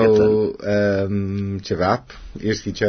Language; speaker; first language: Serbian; non-native, learner; English